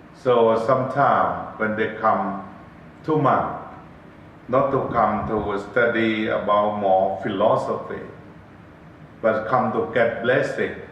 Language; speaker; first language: English; non-native, learner; Thai